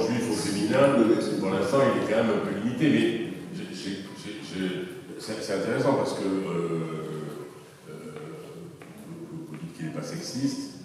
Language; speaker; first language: French; native; French